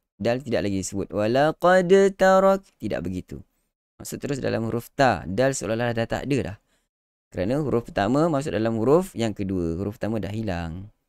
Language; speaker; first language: Malay; native; Malay